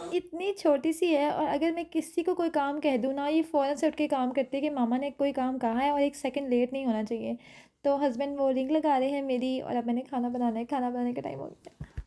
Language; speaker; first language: Urdu; native; Urdu